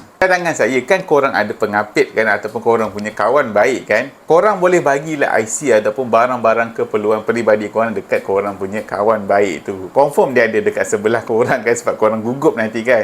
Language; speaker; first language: Malay; native; Malay